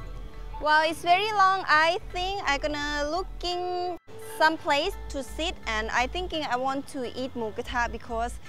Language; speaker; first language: English; non-native, learner; Thai